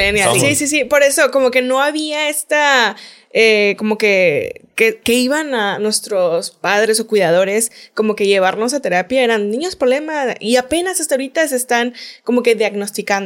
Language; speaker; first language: Spanish; native; Spanish